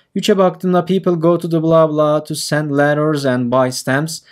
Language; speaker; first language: English; non-native, fluent; Turkish